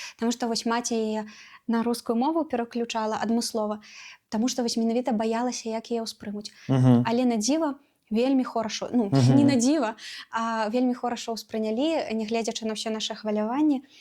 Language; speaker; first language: Belarusian; non-native, local second language; Russian